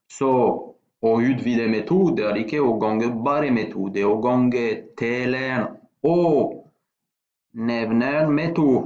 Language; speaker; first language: Norwegian; non-native, fluent; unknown